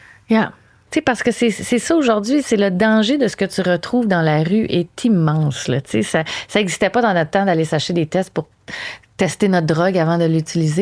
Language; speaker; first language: French; native; French